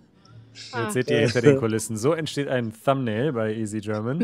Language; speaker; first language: German; native; German